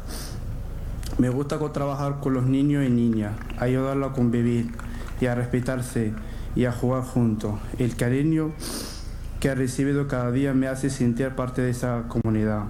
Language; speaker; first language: Spanish; non-native, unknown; Arabic